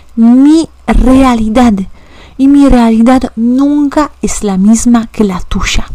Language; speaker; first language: Spanish; non-native, fluent; Polish